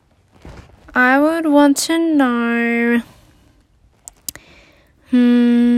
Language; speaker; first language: English; native; English